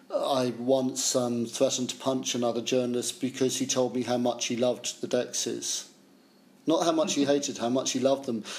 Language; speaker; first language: English; native; English